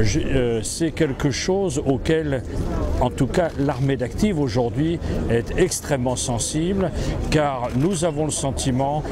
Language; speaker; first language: French; native; French